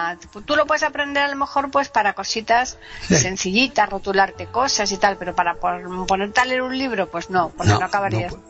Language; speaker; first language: Spanish; native; Spanish